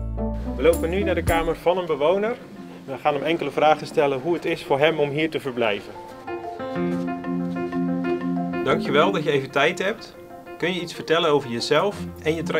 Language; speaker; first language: Dutch; native; Dutch